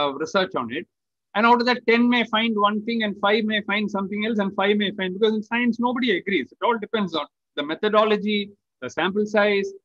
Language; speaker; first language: English; non-native, local second language; Tamil